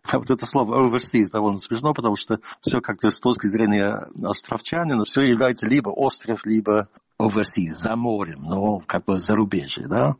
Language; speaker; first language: Russian; non-native, fluent; English